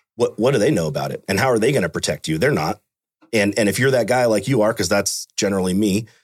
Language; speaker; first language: English; native; English